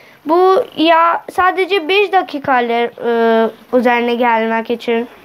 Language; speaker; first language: Turkish; non-native, learner; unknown